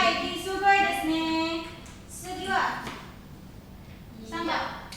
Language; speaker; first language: Japanese; non-native, learner; Indonesian